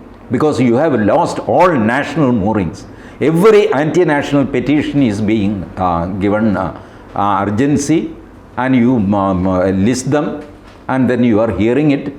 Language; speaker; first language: English; non-native, local second language; Malayalam